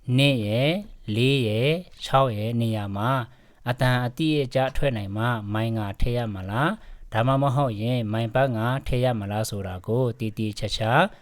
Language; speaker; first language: Burmese; non-native, local second language; Pa'o Karen